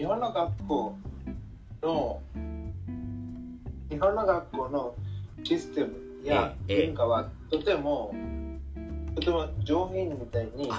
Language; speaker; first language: Japanese; non-native, learner; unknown